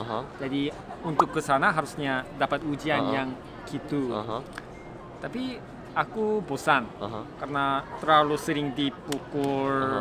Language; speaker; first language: Indonesian; non-native, learner; Korean